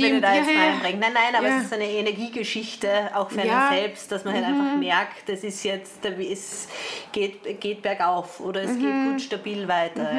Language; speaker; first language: German; native; German